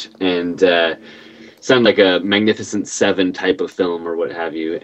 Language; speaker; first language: English; native; English